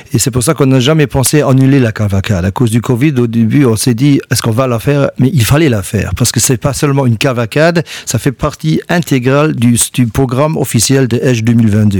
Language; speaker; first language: French; non-native, local second language; Luxembourgish